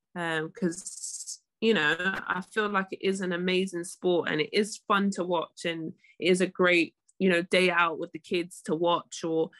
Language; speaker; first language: English; native; English